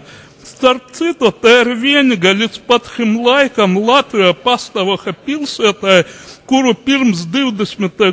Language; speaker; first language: Latvian; non-native, local second language; Russian